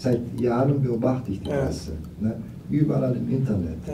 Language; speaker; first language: German; non-native, fluent; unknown